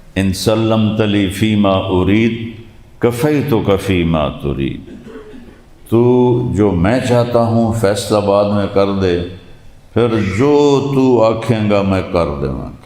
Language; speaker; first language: Urdu; non-native, local second language; Punjabi